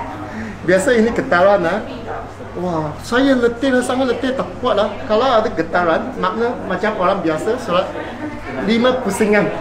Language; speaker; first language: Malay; non-native, local second language; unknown